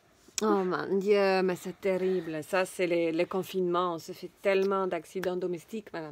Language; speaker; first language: French; native; French